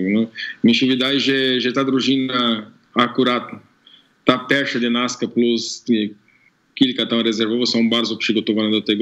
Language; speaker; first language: Polish; non-native, fluent; Portuguese